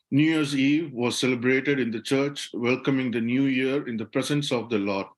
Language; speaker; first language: English; non-native, local second language; Tamil